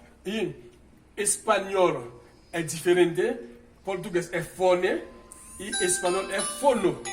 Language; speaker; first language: Portuguese; non-native, fluent; Haitian Creole